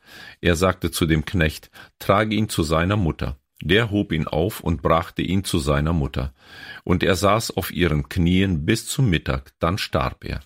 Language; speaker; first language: German; native; German